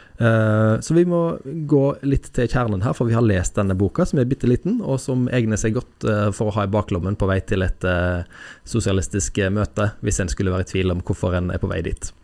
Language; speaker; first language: Norwegian; native; Norwegian